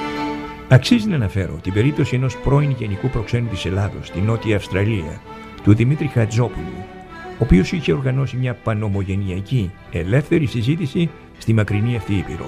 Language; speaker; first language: Greek; native; Greek